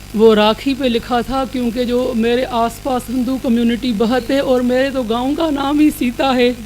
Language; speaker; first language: Urdu; non-native, local second language; Sindhi